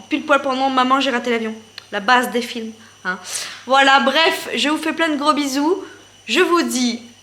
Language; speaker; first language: French; native; French